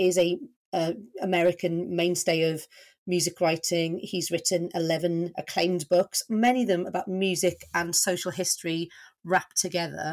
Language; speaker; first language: English; native; English